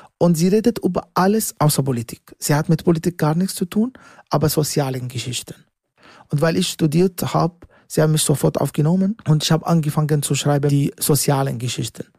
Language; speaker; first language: German; non-native, learner; Arabic